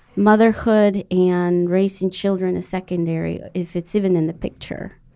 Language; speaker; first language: English; non-native, fluent; Spanish